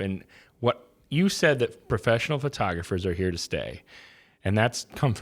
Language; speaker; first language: English; native; English